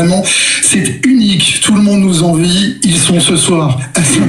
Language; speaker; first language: French; native; French